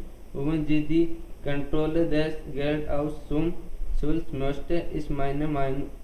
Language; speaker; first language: German; non-native, learner; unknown